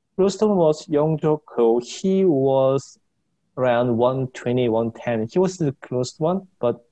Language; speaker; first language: English; non-native, fluent; Korean